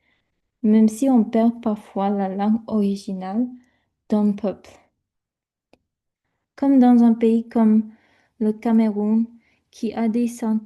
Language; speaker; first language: French; non-native, fluent; English